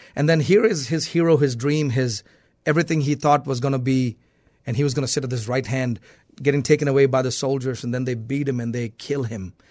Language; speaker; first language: English; non-native, local second language; Malayalam